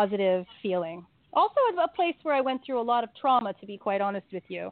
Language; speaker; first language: English; native; English